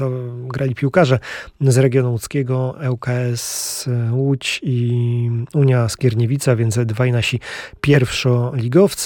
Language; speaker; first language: Polish; native; Polish